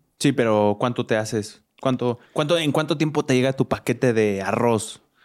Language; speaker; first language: Spanish; native; Spanish